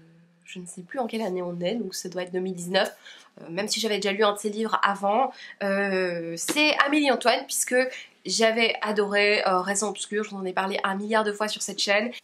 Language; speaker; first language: French; native; French